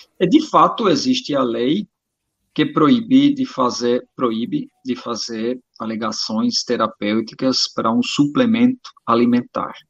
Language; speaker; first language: Portuguese; non-native, fluent; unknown